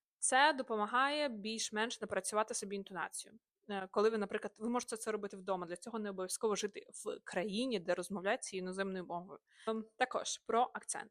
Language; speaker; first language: Ukrainian; native; Ukrainian